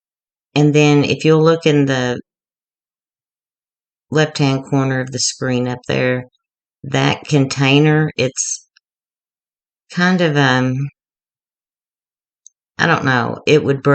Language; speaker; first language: English; native; English